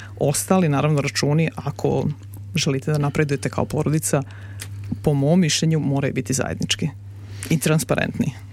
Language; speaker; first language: Serbian; native; Serbian